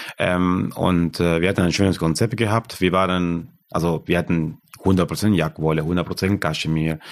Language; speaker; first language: German; non-native, fluent; Spanish